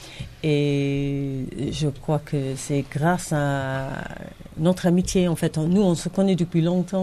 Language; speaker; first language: French; non-native, fluent; English